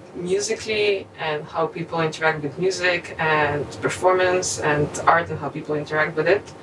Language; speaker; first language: English; non-native, fluent; Slovenian